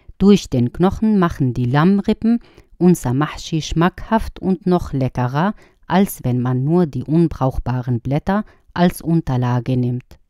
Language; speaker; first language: German; non-native, fluent; Arabic